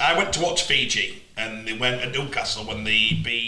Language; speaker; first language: English; native; English